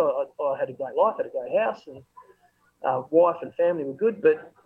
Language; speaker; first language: English; native; English